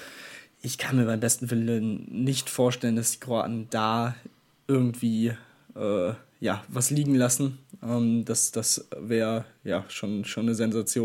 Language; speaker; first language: German; native; German